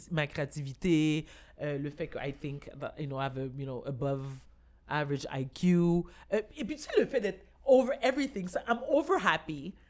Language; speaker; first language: French; native; French